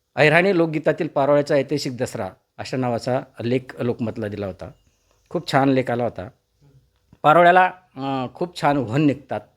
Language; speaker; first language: Marathi; native; Marathi